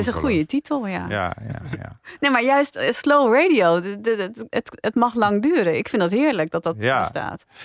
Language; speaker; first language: Dutch; native; Dutch